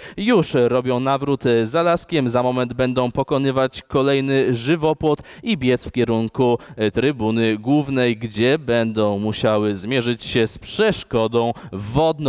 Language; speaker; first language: Polish; native; Polish